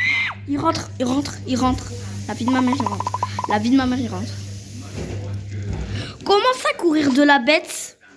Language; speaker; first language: French; native; French